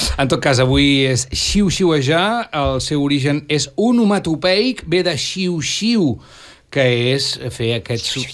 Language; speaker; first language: Catalan; native; Catalan